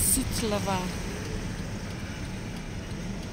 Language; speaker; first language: Turkish; non-native, learner; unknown